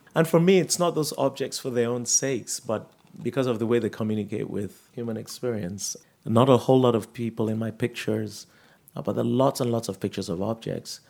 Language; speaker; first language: English; non-native, local second language; Yoruba